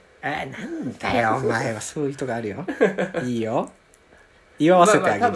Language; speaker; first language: Japanese; native; Japanese